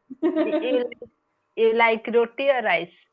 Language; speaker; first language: English; non-native, learner; Odia